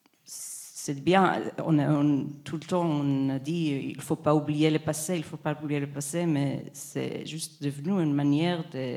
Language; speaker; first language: French; non-native, fluent; Hebrew